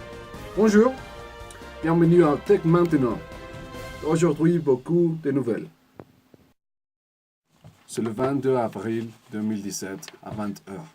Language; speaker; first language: French; non-native, learner; Spanish